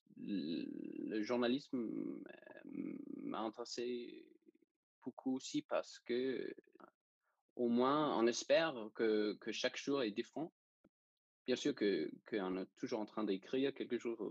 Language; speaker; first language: French; non-native, fluent; Danish